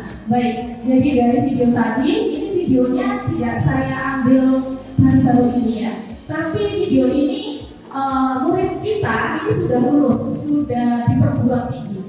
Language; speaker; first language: Indonesian; native; Indonesian